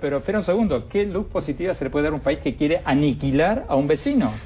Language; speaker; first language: Spanish; native; Spanish